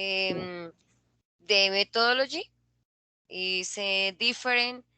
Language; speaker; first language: English; non-native, learner; Spanish